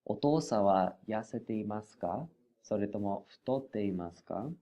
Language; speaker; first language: Japanese; non-native, fluent; English